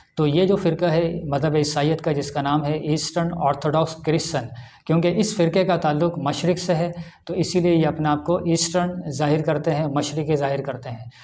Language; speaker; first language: Urdu; native; Urdu